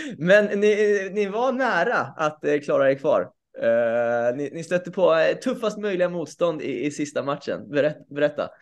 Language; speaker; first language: Swedish; native; Swedish